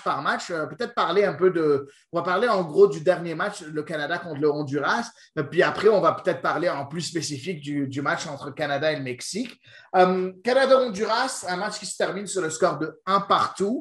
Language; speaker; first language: French; native; French